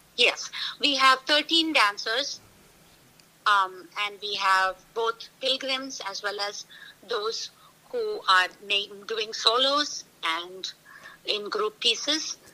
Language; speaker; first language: English; non-native, local second language; Tamil